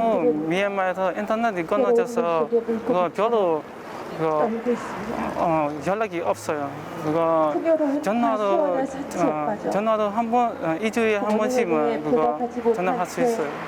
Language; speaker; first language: Korean; non-native, learner; Burmese